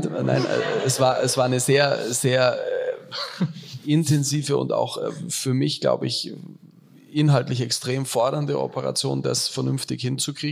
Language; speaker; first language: German; native; German